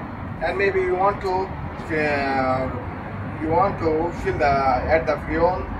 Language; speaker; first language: English; non-native, learner; Bangla